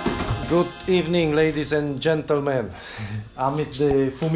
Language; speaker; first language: English; non-native, learner; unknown